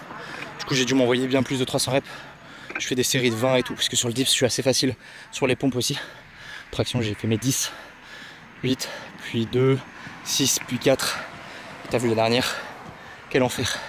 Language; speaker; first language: French; native; French